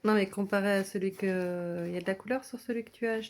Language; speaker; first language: French; native; French